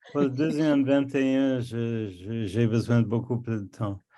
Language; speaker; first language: French; non-native, local second language; English